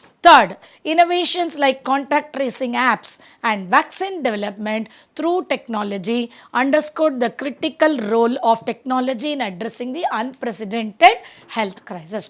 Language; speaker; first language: English; non-native, local second language; Tamil